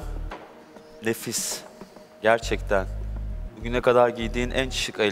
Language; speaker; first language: Turkish; native; Turkish